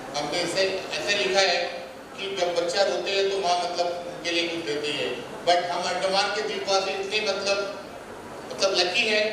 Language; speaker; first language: Hindi; non-native, local second language; Tamil